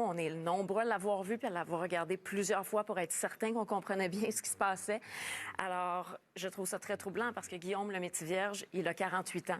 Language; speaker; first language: French; native; French